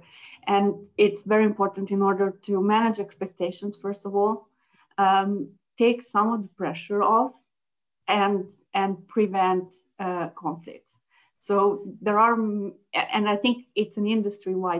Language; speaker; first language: English; non-native, fluent; Italian